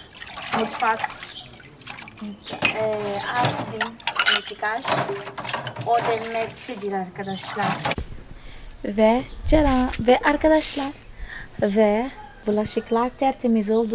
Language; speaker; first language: Turkish; non-native, fluent; Portuguese